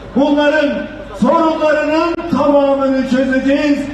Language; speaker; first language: Turkish; native; Turkish